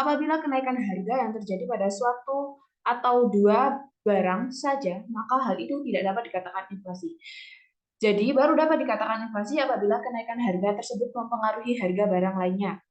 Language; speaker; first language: Indonesian; native; Indonesian